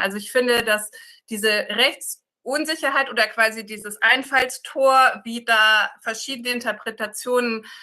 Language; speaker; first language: German; native; German